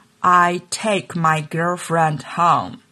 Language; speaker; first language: English; non-native, fluent; Chinese